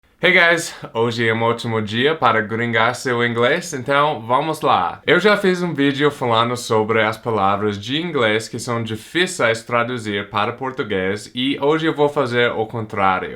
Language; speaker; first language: Portuguese; non-native, fluent; English